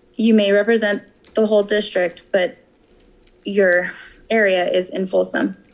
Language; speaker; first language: English; native; English